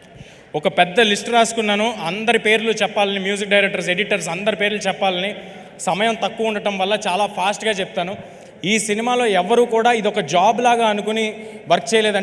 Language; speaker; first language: Telugu; native; Telugu